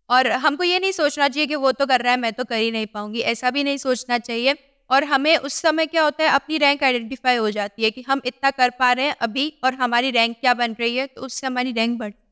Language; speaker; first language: Hindi; native; Hindi